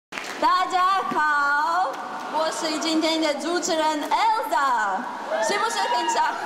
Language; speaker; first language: Chinese; non-native, fluent; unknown